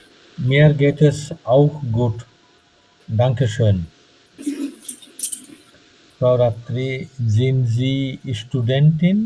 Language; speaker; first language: German; non-native, fluent; Bangla